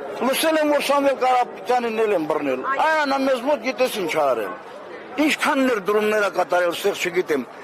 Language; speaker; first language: Armenian; native; Armenian